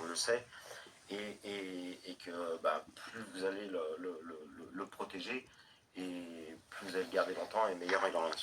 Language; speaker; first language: French; native; French